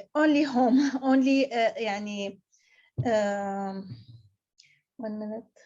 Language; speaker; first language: English; non-native, learner; Arabic